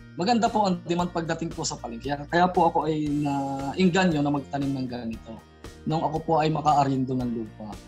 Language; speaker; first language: Filipino; native; Filipino